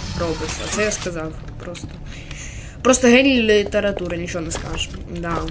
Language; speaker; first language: Ukrainian; non-native, local second language; Russian